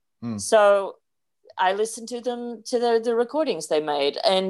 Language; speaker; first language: English; native; English